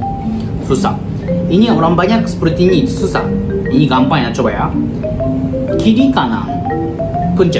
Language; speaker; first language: Indonesian; non-native, learner; Japanese